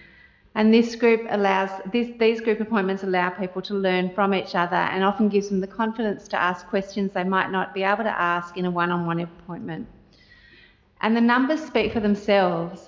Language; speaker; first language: English; native; English